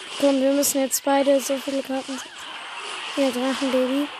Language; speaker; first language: German; native; German